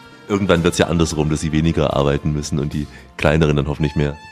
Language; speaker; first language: German; native; German